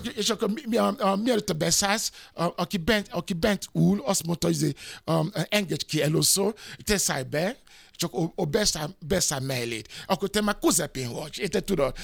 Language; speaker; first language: Hungarian; non-native, learner; Yoruba